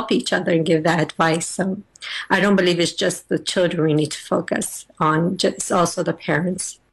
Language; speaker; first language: English; native; English